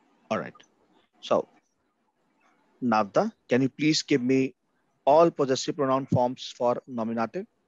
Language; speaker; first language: English; non-native, local second language; Hindi